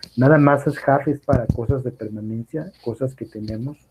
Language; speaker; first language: English; non-native, learner; Spanish